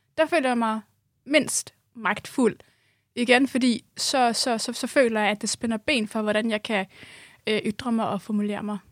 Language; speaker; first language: Danish; early bilingual, other home language; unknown